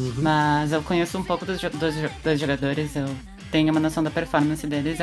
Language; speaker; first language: Portuguese; native; Portuguese